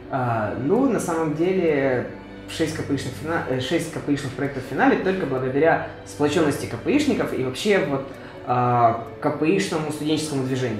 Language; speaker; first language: Russian; non-native, local second language; Ukrainian